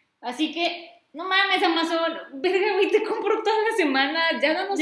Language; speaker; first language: Spanish; native; Spanish